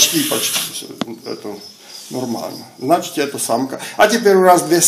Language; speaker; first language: Russian; non-native, fluent; Czech